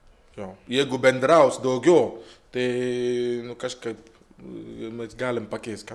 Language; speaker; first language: Lithuanian; non-native, learner; Igbo